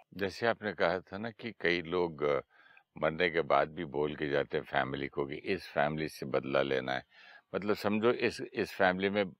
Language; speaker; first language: Hindi; native; Hindi